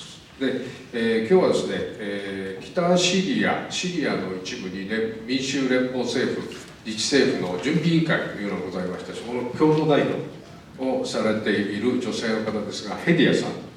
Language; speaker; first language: Japanese; native; Japanese